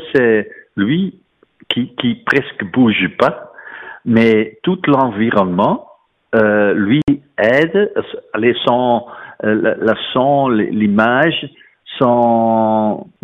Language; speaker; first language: French; non-native, fluent; Dutch